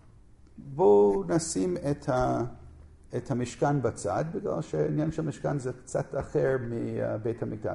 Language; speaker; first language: Hebrew; non-native, fluent; English